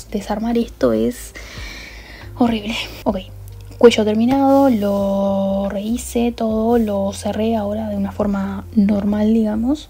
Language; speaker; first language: Spanish; native; Spanish